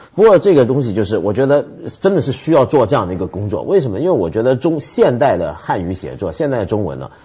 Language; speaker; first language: Chinese; early bilingual, other home language; Cantonese